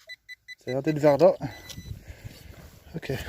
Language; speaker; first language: French; native; French